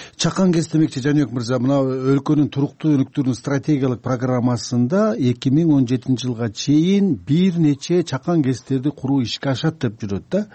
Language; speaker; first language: Kyrgyz; native; Kyrgyz